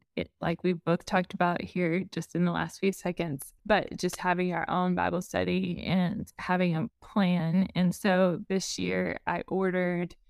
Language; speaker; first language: English; native; English